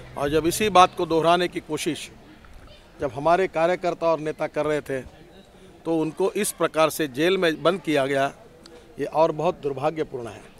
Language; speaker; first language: Hindi; non-native, local second language; Marathi